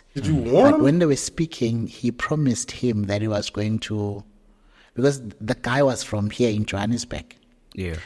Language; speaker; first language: English; non-native, local second language; Zulu